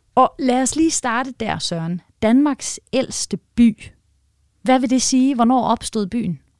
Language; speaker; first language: Danish; native; Danish